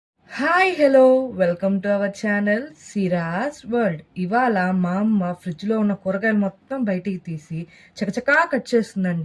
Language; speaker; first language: Telugu; native; Telugu